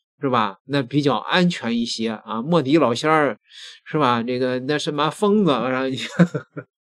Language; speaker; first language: Chinese; native; Chinese